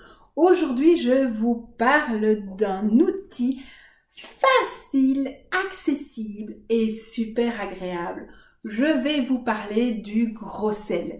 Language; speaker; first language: French; native; French